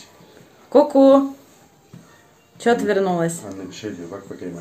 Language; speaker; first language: Russian; native; Russian